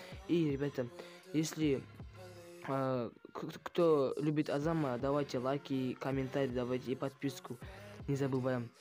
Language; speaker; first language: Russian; non-native, local second language; Kazakh